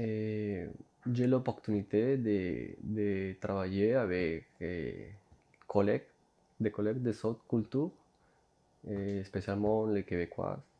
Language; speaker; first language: French; non-native, learner; Spanish